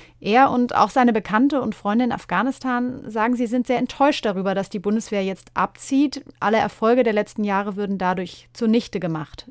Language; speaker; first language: German; native; German